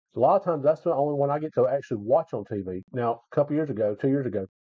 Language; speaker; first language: English; native; English